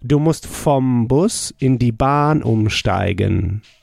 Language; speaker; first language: German; native; German